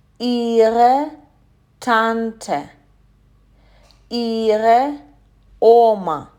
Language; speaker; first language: German; non-native, fluent; Ukrainian